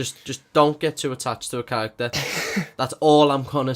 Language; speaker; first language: English; native; English